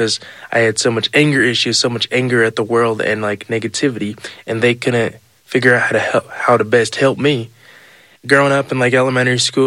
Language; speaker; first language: English; native; English